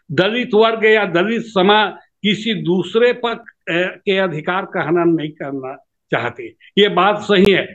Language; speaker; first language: Hindi; native; Hindi